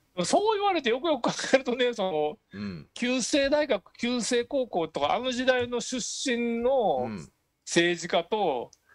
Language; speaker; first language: Japanese; native; Japanese